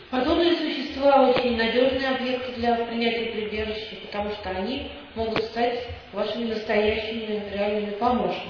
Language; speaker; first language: Russian; native; Russian